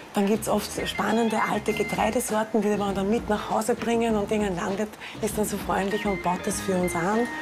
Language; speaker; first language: German; native; German